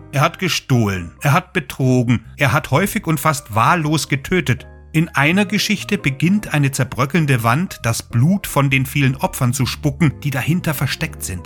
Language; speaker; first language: German; native; German